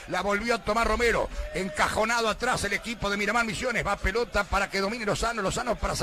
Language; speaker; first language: Spanish; native; Spanish